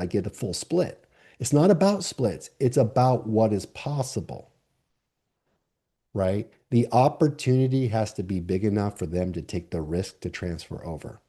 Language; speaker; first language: English; native; English